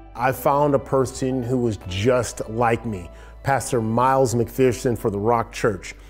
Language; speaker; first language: English; native; English